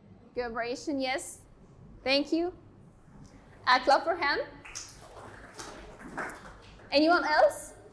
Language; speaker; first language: English; non-native, learner; Arabic